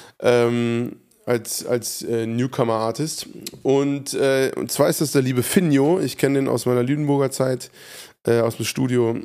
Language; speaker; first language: German; native; German